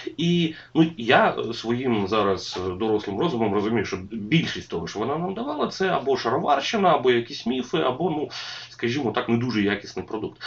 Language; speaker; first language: Ukrainian; non-native, local second language; Russian